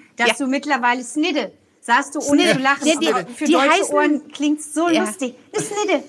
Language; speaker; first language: German; native; German